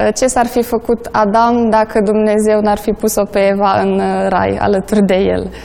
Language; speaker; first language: Romanian; non-native, local second language; Polish